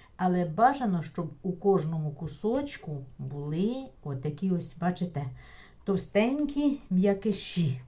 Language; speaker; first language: Ukrainian; non-native, local second language; Russian